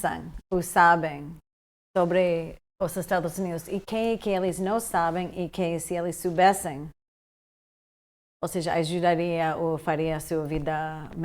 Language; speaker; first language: Portuguese; non-native, fluent; English